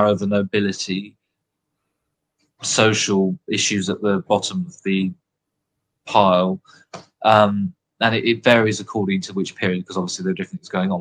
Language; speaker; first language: English; native; English